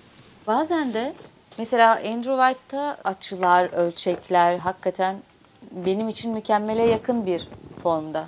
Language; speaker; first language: Turkish; native; Turkish